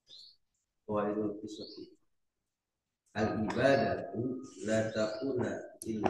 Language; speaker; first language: Arabic; non-native, learner; Indonesian